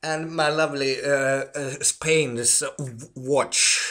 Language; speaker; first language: English; non-native, learner; Finnish